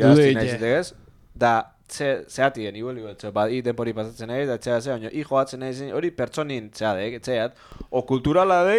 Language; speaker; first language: Basque; native; Basque